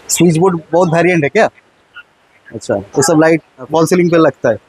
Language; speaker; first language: Hindi; non-native, local second language; Bangla